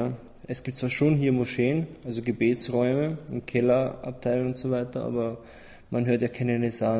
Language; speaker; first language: German; early bilingual, other home language; Albanian